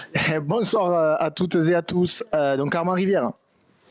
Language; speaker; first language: French; native; French